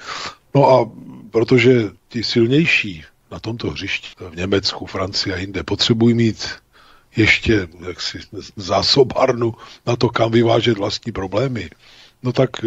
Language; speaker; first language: Czech; native; Czech